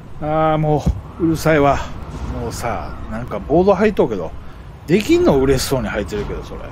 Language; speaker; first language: Japanese; native; Japanese